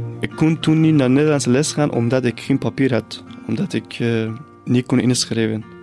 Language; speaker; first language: Dutch; non-native, fluent; Persian